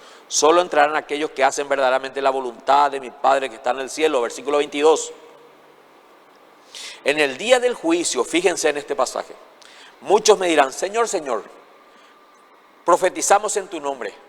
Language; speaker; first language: Spanish; native; Spanish